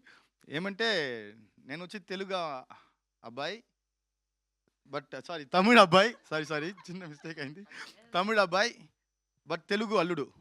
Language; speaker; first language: Telugu; non-native, learner; Tamil